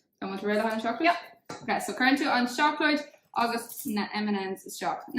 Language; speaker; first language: Irish; non-native, local second language; English